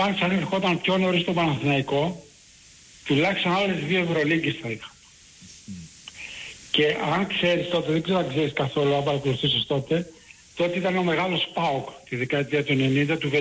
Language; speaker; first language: Greek; native; Greek